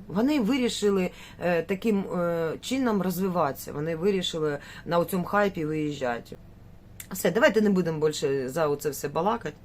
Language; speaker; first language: Ukrainian; native; Ukrainian